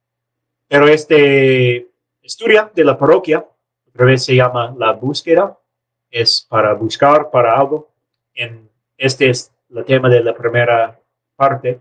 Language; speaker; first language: Spanish; non-native, learner; English